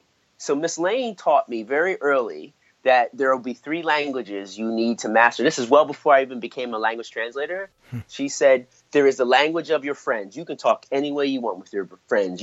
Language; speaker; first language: English; native; English